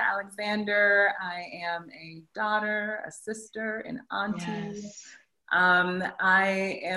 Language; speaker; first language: English; native; English